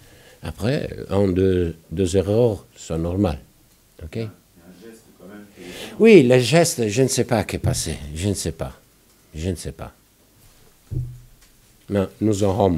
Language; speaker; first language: French; non-native, fluent; Italian